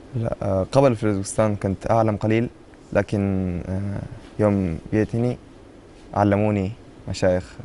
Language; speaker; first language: Arabic; non-native, learner; Uzbek